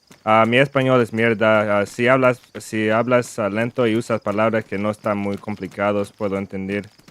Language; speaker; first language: Spanish; non-native, learner; English